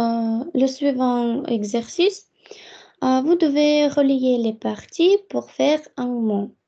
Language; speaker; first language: French; non-native, fluent; Russian